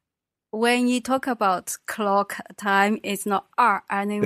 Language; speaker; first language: English; non-native, fluent; Chinese